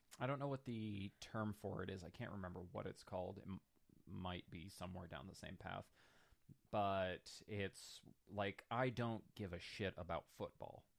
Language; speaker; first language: English; native; English